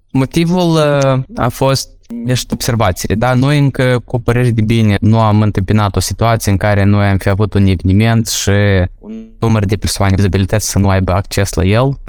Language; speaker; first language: Romanian; non-native, local second language; Russian